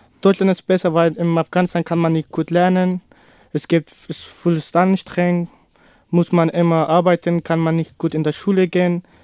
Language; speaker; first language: German; non-native, learner; Persian